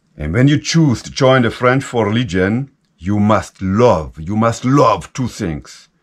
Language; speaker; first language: English; non-native, fluent; German